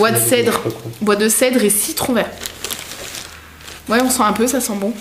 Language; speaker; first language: French; native; French